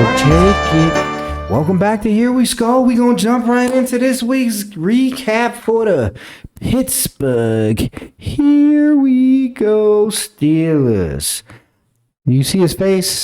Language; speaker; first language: English; native; English